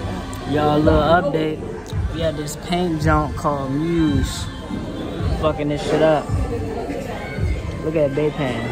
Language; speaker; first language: English; native; English